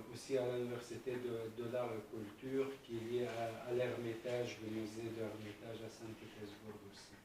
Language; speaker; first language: French; non-native, fluent; Arabic